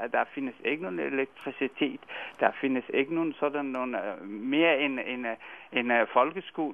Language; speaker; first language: Danish; non-native, fluent; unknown